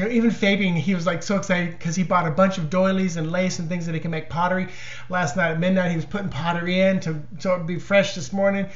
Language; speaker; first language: English; native; English